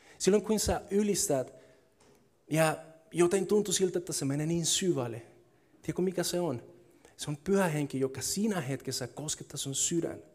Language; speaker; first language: Finnish; non-native, fluent; Spanish